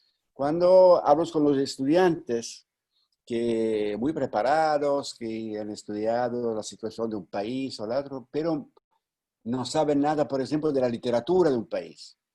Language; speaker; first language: Spanish; non-native, fluent; Italian